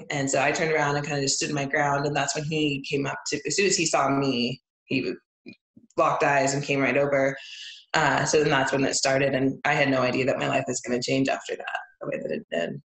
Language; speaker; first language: English; native; English